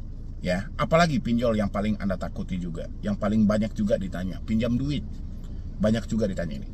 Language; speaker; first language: Indonesian; native; Indonesian